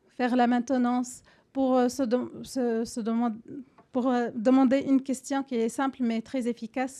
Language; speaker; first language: French; non-native, fluent; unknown